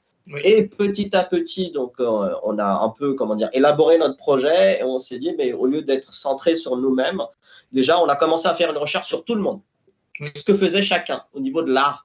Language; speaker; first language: French; native; French